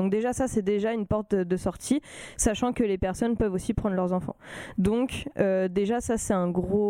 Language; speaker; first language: French; native; French